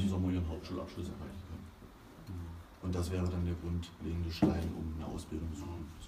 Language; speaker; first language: German; native; German